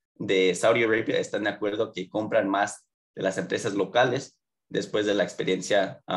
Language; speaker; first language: Spanish; early bilingual, heritage; Spanish